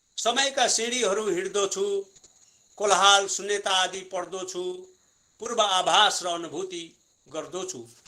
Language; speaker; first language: Nepali; native; Nepali